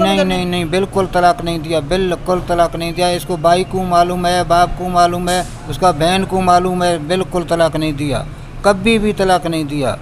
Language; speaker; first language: Hindi; non-native, local second language; Baluchi